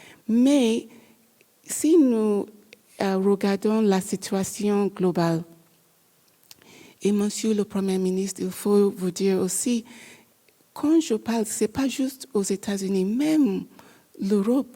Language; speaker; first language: French; non-native, learner; English